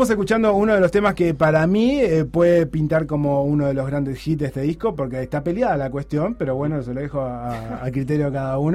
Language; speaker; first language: Spanish; native; Spanish